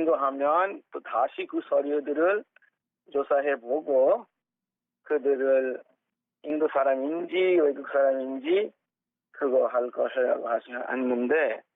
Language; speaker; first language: Korean; non-native, fluent; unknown